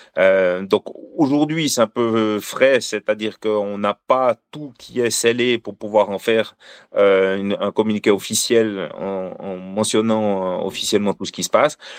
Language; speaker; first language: French; native; French